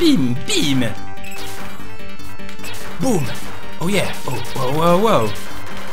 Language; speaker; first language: French; native; French